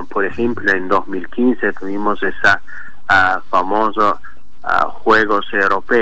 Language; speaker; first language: Spanish; non-native, learner; Azerbaijani